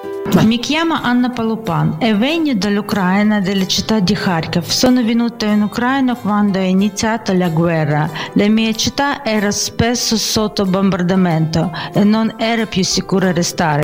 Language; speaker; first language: Italian; non-native, fluent; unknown